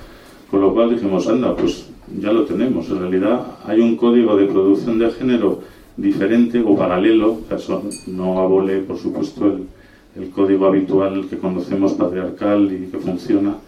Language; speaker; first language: Spanish; native; Spanish